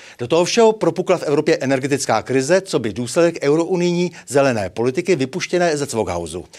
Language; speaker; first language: Czech; native; Czech